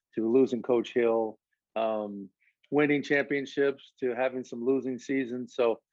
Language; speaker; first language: English; native; English